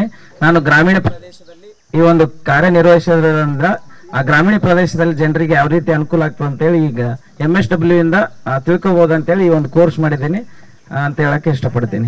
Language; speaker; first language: Kannada; native; Kannada